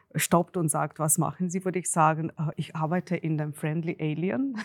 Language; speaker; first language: German; non-native, fluent; Slovenian